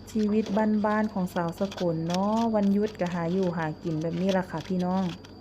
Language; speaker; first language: Thai; native; Thai